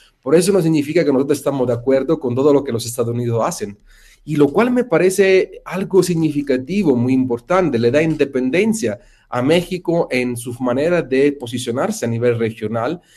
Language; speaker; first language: Spanish; non-native, fluent; Italian